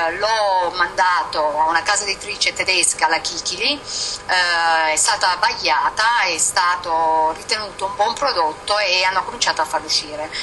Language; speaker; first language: Italian; early bilingual, heritage; Italian